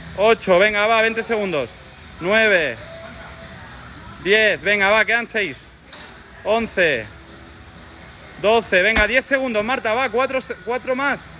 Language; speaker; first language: Spanish; non-native, local second language; Catalan